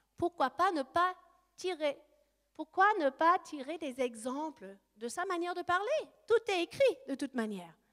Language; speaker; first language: French; non-native, fluent; English